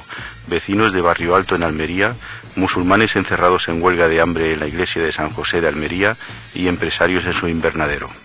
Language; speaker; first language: Spanish; native; Spanish